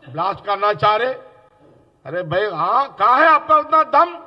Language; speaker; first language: Hindi; non-native, local second language; Telugu